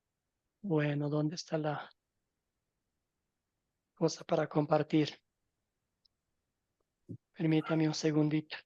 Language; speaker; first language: Spanish; native; Spanish